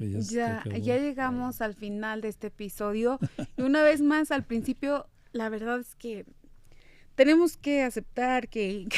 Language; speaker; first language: Spanish; native; Spanish